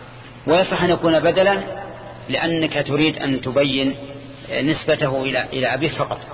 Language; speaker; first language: Arabic; native; Arabic